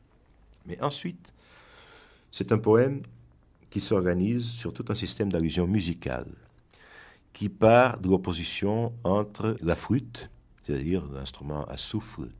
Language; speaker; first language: French; non-native, fluent; Portuguese